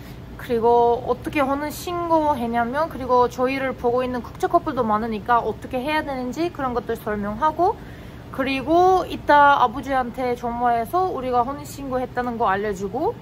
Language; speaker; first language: Korean; non-native, fluent; Turkish